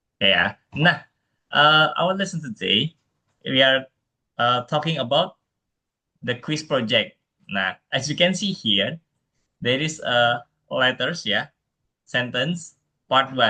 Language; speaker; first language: English; non-native, fluent; Indonesian